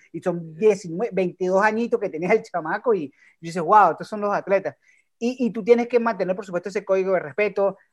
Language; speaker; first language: Spanish; native; Spanish